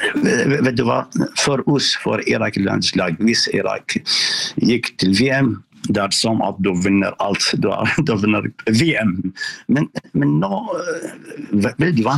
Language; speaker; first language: Norwegian; non-native, learner; Arabic